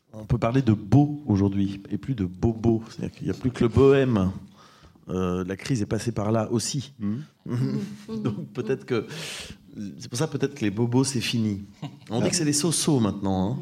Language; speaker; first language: French; native; French